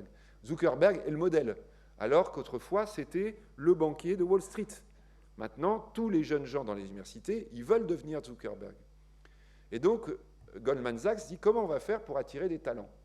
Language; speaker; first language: French; native; French